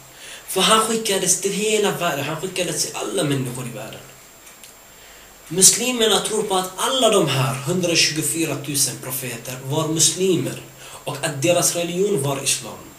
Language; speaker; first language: Swedish; early bilingual, other home language; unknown